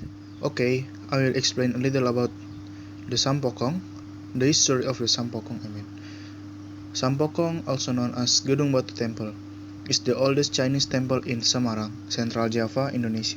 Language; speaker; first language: English; non-native, learner; Indonesian